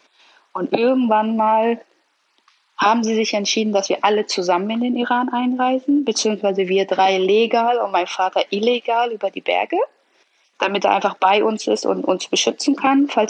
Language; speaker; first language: German; early bilingual, other home language; Persian